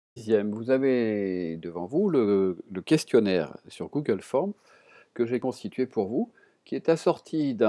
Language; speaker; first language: French; native; French